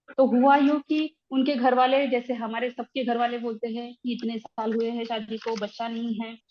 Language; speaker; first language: Hindi; non-native, local second language; Marathi